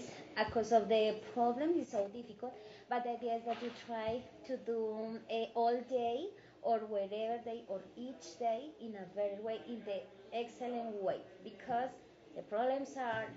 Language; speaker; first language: English; non-native, fluent; Spanish